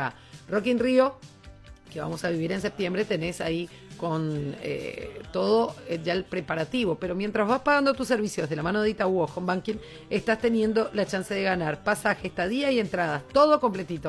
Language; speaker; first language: Spanish; native; Spanish